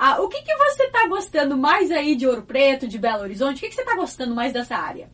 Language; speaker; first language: Portuguese; native; Portuguese